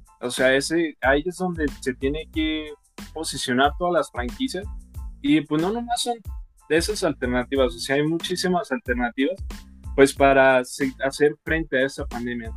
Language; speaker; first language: Spanish; native; Spanish